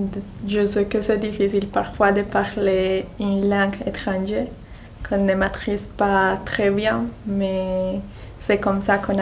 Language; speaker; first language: French; non-native, learner; Spanish